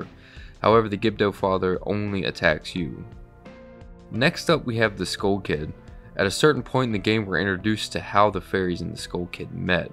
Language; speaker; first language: English; native; English